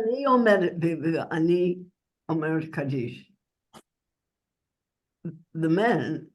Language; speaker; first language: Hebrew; non-native, learner; English